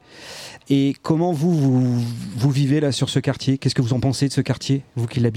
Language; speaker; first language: French; native; French